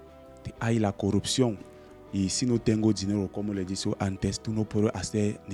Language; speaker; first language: Spanish; non-native, learner; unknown